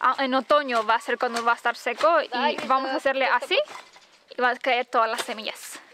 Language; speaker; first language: Spanish; non-native, fluent; Romanian